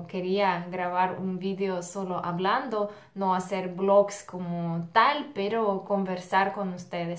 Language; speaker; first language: Spanish; non-native, fluent; Russian